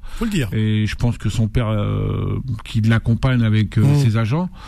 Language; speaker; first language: French; native; French